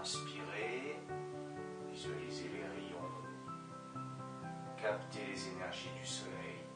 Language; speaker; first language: French; native; French